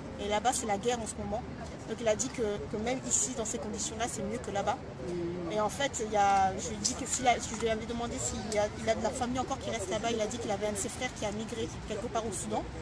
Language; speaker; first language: French; native; French